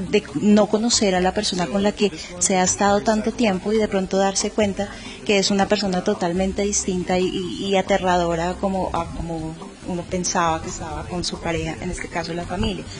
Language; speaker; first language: Spanish; native; Spanish